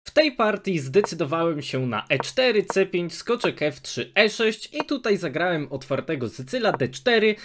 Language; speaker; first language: Polish; native; Polish